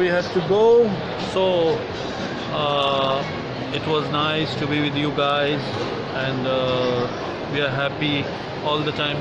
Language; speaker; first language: English; non-native, fluent; Pashto